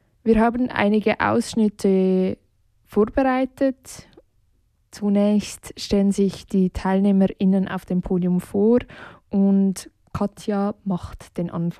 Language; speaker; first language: German; native; German